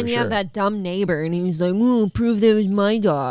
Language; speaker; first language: English; native; English